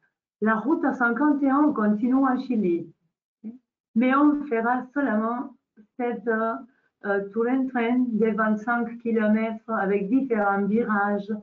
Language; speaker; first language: French; non-native, learner; Spanish